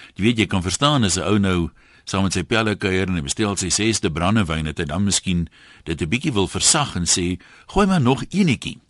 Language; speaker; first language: Afrikaans; native; Afrikaans